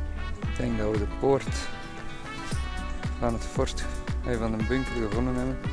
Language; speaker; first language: Dutch; native; Dutch